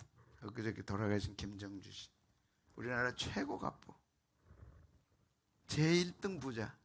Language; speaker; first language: Korean; native; Korean